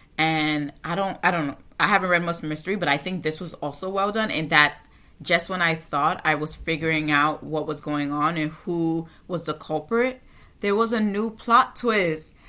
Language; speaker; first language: English; native; English